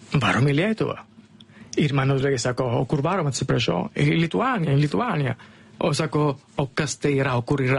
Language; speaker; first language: Lithuanian; non-native, fluent; Italian